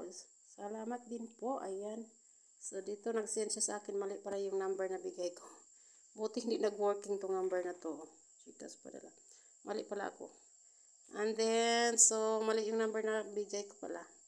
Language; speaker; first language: Filipino; non-native, local second language; Cebuano